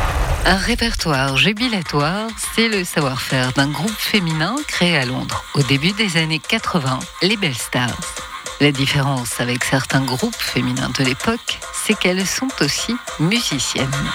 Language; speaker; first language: French; native; French